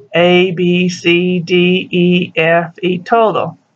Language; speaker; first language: Spanish; non-native, learner; English